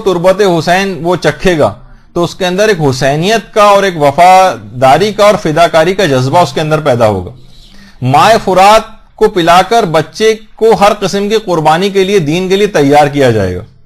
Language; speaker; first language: Urdu; native; Urdu